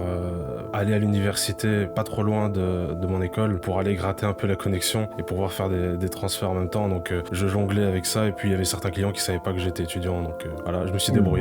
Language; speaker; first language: French; native; French